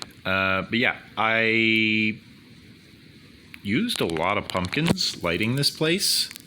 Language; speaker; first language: English; native; English